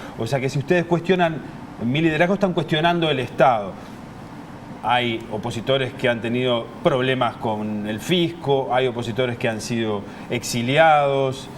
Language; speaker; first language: Spanish; native; Spanish